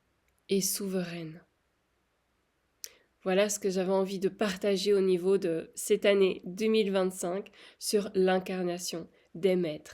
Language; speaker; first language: French; native; French